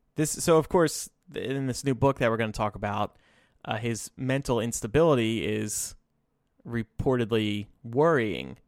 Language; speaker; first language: English; native; English